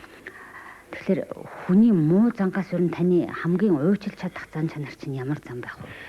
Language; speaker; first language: Mongolian; native; Mongolian